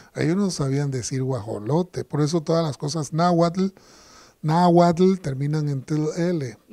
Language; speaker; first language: Spanish; native; Spanish